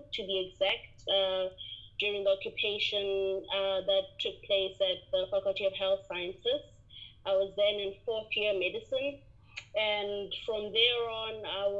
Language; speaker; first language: English; non-native, local second language; Northern Sotho